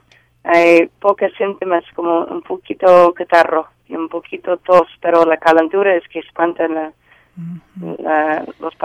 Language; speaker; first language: Spanish; non-native, learner; English